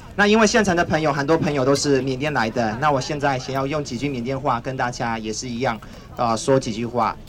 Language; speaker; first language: Chinese; non-native, fluent; Burmese